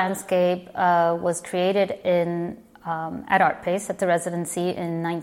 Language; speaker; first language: English; native; English